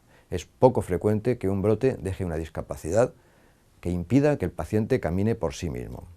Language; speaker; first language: Spanish; native; Spanish